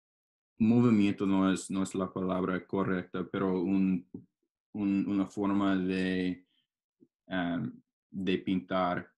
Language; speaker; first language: Spanish; non-native, learner; English